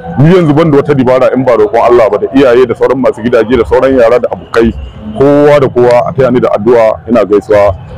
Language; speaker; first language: Hausa; non-native, local second language; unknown